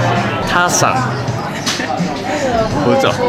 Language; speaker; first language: Chinese; non-native, learner; Japanese